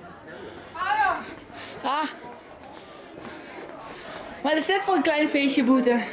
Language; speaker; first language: Dutch; native; Dutch